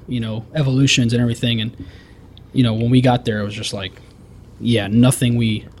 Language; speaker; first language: English; native; English